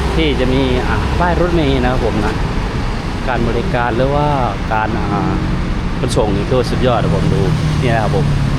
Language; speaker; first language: Thai; non-native, fluent; Lao